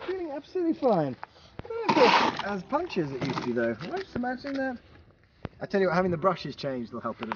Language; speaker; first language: English; native; English